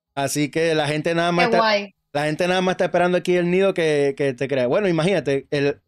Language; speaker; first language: Spanish; native; Spanish